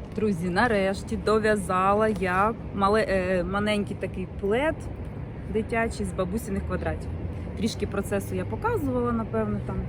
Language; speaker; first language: Ukrainian; native; Ukrainian